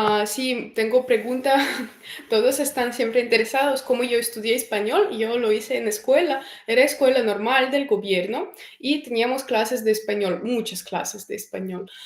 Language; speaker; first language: Spanish; non-native, fluent; Russian